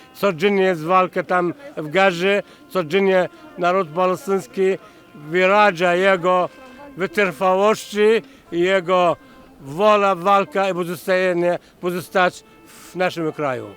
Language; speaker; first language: Polish; non-native, fluent; Arabic